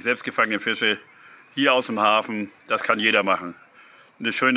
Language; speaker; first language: German; native; German